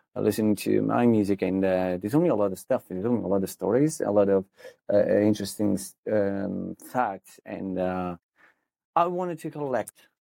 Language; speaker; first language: English; non-native, fluent; Italian